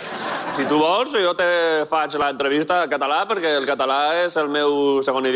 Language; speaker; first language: Catalan; non-native, local second language; Spanish